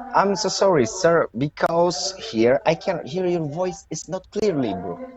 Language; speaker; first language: English; non-native, learner; Indonesian